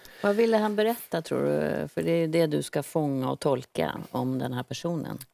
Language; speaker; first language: Swedish; native; Swedish